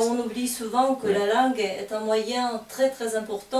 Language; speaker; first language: French; non-native, fluent; Kazakh